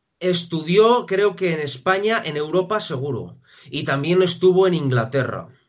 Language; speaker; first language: Spanish; native; Spanish